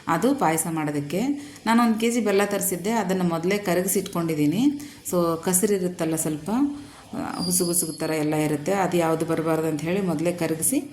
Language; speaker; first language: Kannada; non-native, local second language; Telugu